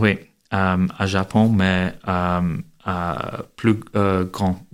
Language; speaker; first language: French; non-native, learner; English